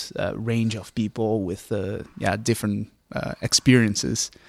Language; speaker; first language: English; non-native, fluent; Portuguese